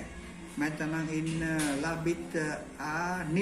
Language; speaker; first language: French; non-native, learner; Vietnamese